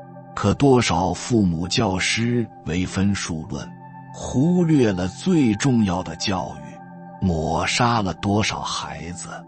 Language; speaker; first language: Chinese; native; Chinese